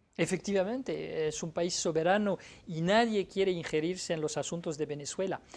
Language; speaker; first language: Spanish; non-native, fluent; French